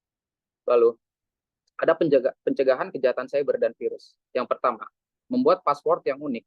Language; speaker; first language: Indonesian; native; Indonesian